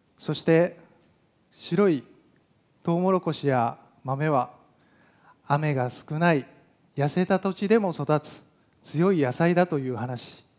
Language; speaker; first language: Japanese; native; Japanese